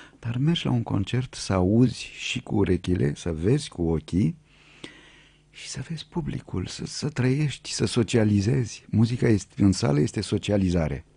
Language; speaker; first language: Romanian; native; Romanian